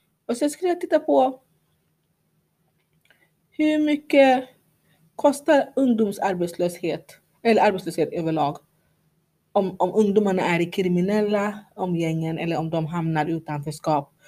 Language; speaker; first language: Swedish; non-native, fluent; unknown